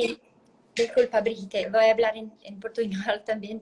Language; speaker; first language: Spanish; non-native, learner; Portuguese